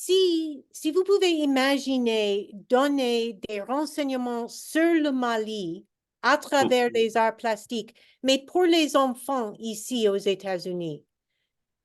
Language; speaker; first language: French; non-native, fluent; English